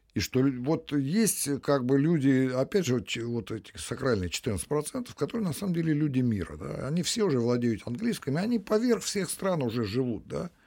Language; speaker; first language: Russian; native; Russian